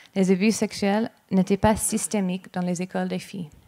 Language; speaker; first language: French; non-native, fluent; English